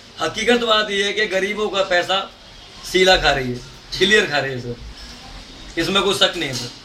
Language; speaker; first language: Hindi; native; Hindi